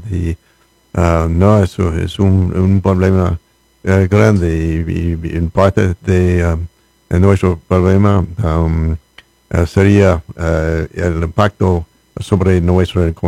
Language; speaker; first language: Spanish; non-native, learner; English